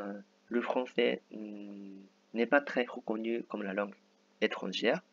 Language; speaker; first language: French; non-native, fluent; Japanese